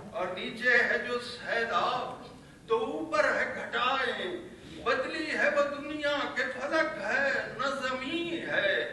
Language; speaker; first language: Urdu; non-native, local second language; Punjabi